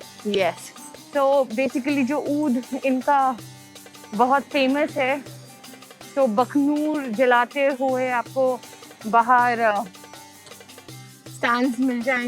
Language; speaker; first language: Hindi; native; Hindi